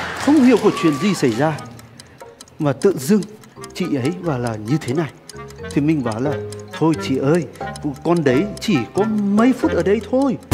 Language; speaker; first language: Vietnamese; non-native, fluent; Turkish